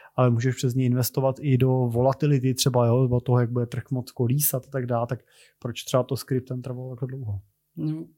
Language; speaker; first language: Czech; native; Czech